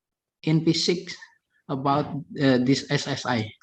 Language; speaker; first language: English; non-native, fluent; Indonesian